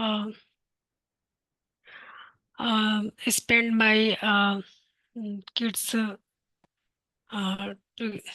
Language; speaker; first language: English; non-native, learner; Hindi